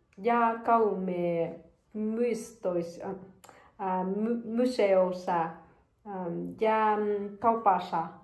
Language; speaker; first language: Finnish; non-native, learner; Vietnamese